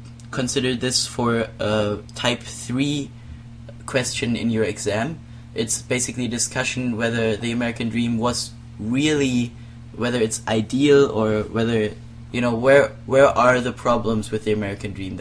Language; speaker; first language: English; non-native, fluent; German